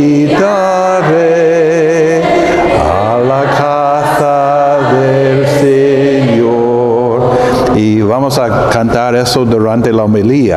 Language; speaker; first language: Spanish; non-native, fluent; English